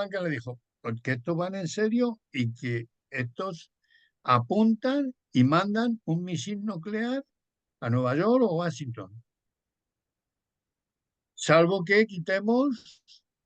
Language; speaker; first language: Spanish; native; Spanish